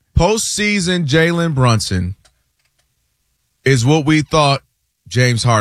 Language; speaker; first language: English; native; English